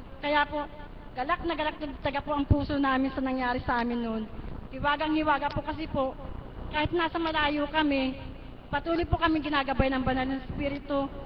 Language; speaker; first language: Filipino; native; Filipino